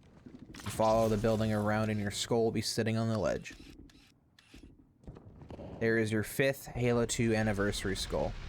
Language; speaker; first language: English; native; English